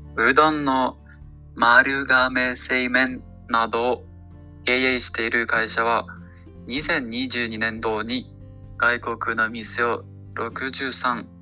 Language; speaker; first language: Japanese; non-native, learner; Ukrainian